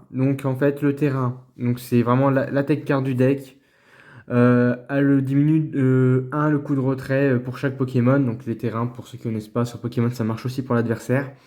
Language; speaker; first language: French; native; French